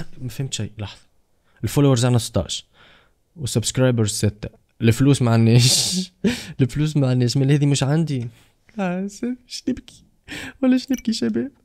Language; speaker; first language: Arabic; native; Arabic